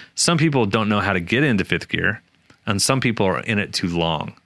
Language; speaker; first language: English; native; English